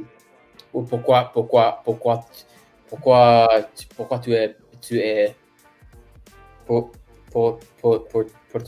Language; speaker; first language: French; non-native, learner; English